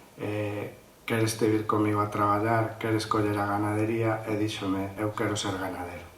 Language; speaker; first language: Galician; native; Galician